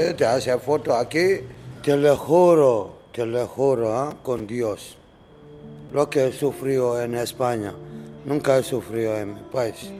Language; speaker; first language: Spanish; non-native, learner; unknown